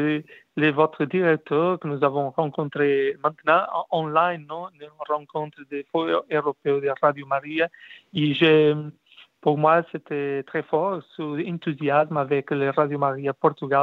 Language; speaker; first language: French; non-native, learner; Portuguese